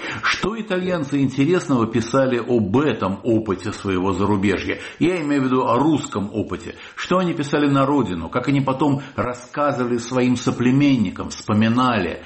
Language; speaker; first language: Russian; native; Russian